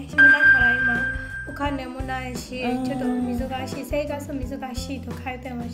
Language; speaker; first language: Japanese; non-native, learner; Burmese